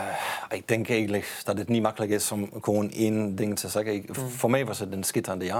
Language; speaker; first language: Dutch; non-native, fluent; Danish